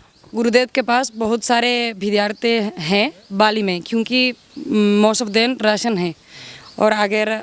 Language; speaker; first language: Hindi; non-native, learner; Spanish